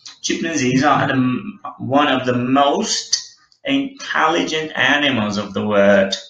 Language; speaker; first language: English; non-native, fluent; Portuguese